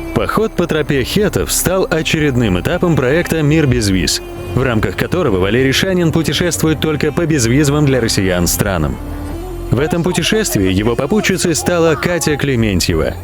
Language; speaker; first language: Russian; native; Russian